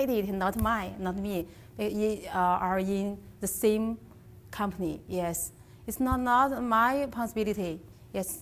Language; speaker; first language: English; non-native, learner; Chinese